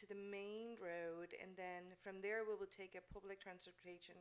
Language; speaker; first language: English; non-native, fluent; Spanish